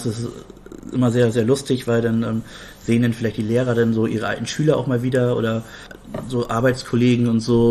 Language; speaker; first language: German; native; German